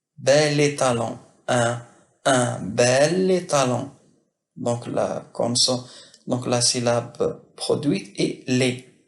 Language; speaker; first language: French; non-native, local second language; Arabic